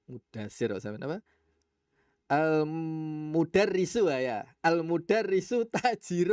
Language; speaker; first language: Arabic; non-native, fluent; Indonesian